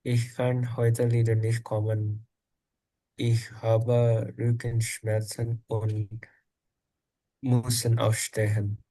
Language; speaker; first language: German; non-native, learner; Indonesian